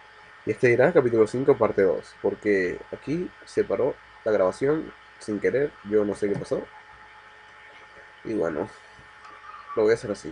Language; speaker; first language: Spanish; native; Spanish